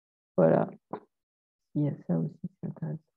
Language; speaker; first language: French; native; French